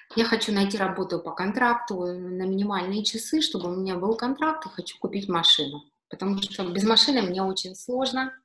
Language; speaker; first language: Russian; native; Russian